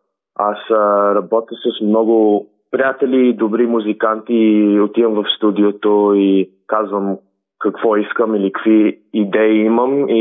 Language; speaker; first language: Bulgarian; early bilingual, heritage; Bulgarian